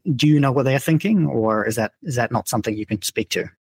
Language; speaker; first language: English; non-native, fluent; Dutch